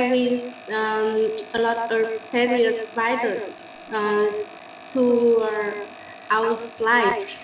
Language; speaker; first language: English; non-native, learner; Vietnamese